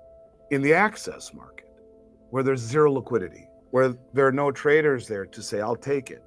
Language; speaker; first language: English; native; English